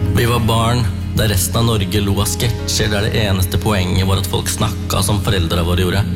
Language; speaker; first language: Norwegian; early bilingual, other home language; Tamil